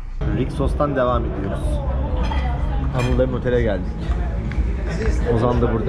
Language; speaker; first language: Turkish; native; Turkish